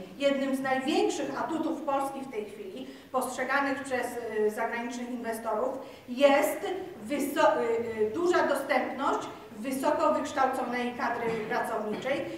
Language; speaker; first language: Polish; early bilingual, heritage; Polish